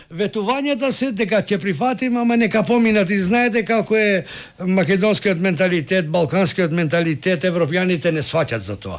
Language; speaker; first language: Macedonian; non-native, local second language; Albanian